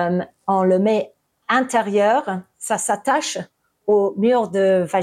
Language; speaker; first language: French; early bilingual, heritage; English